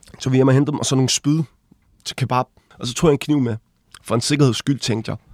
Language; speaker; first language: Danish; early bilingual, other home language; Arabic